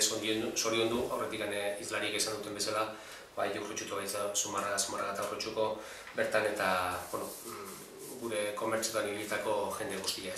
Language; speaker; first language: Basque; native; Basque